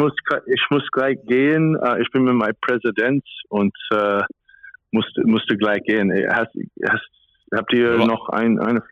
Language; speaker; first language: German; non-native, fluent; English